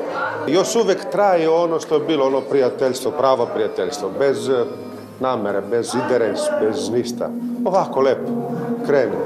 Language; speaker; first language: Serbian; non-native, fluent; Greek